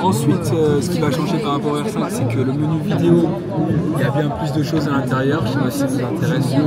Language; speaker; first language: French; native; French